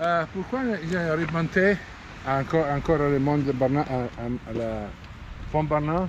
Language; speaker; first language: French; non-native, learner; Italian